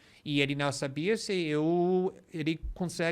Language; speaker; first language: Portuguese; non-native, fluent; English